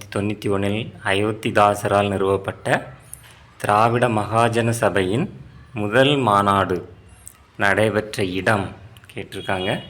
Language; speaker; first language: Tamil; native; Tamil